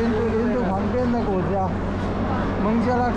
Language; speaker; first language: Chinese; non-native, fluent; Bangla